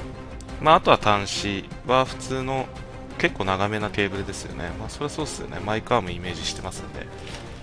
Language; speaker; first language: Japanese; native; Japanese